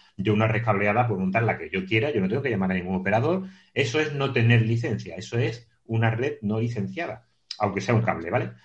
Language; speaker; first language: Spanish; native; Spanish